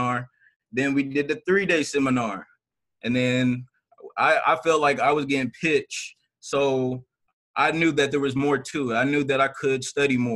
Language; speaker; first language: English; native; English